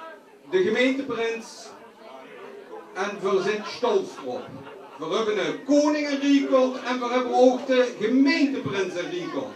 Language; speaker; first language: Dutch; non-native, local second language; Limburgish